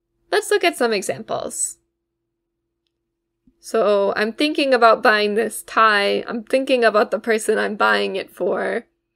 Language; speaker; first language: English; native; English